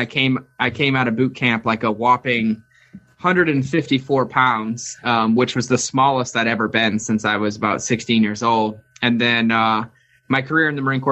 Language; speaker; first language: English; native; English